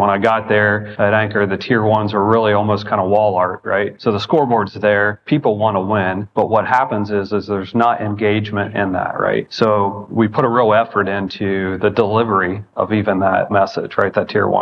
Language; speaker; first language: English; native; English